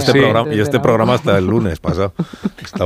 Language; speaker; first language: Spanish; native; Spanish